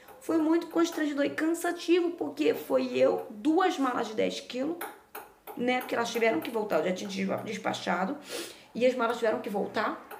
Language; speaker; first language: Portuguese; native; Portuguese